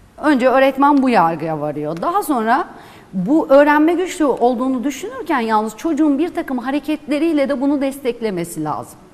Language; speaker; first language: Turkish; non-native, local second language; Kurdish